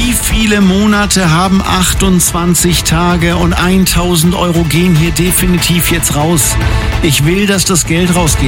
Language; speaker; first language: German; native; German